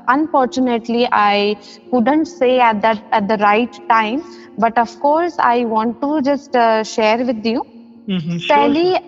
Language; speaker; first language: Hindi; non-native, local second language; Assamese